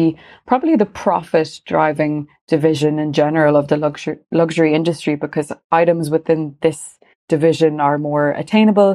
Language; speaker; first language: English; native; English